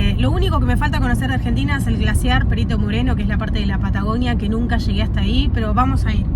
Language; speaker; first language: Spanish; native; Spanish